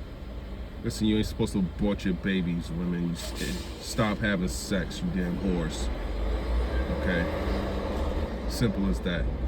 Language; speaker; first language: English; native; English